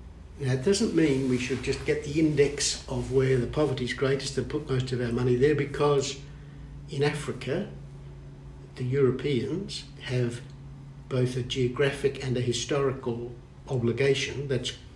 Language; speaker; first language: English; native; English